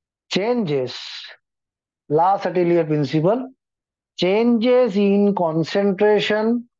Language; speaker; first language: English; non-native, local second language; Hindi